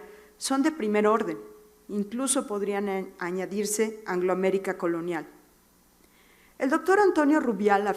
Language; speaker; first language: Spanish; native; Spanish